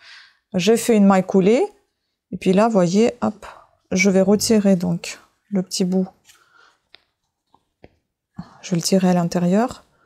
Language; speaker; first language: French; native; French